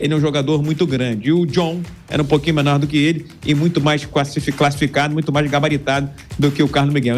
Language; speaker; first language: Portuguese; native; Portuguese